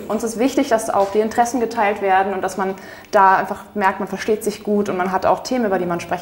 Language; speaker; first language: German; native; German